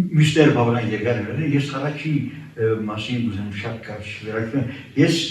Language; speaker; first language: Armenian; early bilingual, heritage; Armenian